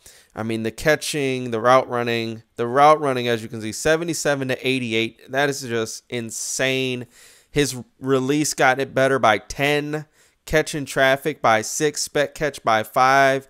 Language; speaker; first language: English; native; English